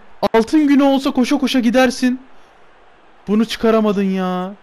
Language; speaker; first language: Turkish; native; Turkish